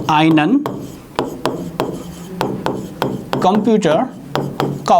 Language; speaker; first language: German; non-native, fluent; Hindi